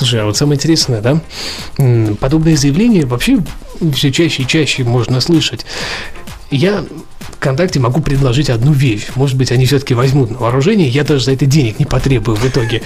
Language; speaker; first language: Russian; native; Russian